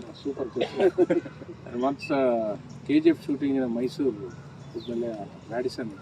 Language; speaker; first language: Kannada; non-native, learner; Telugu